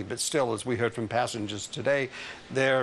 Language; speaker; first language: English; native; English